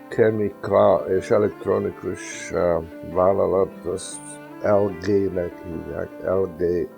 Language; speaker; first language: Hungarian; early bilingual, heritage; Hungarian